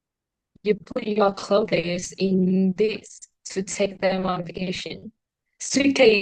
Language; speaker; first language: English; non-native, learner; Vietnamese